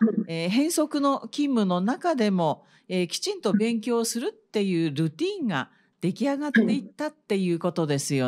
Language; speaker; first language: Japanese; native; Japanese